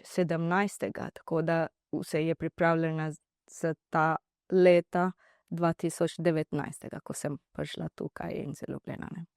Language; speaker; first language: Slovenian; non-native, learner; Divehi